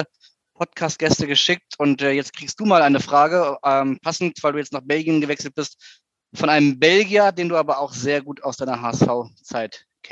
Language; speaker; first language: German; native; German